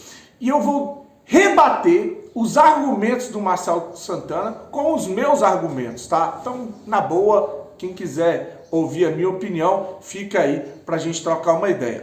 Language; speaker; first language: Portuguese; native; Portuguese